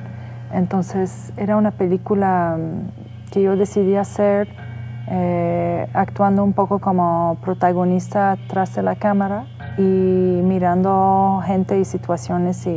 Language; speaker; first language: Spanish; non-native, fluent; Persian